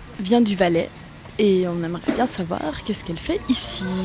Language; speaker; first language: French; native; French